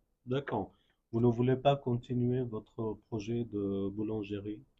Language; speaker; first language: French; non-native, fluent; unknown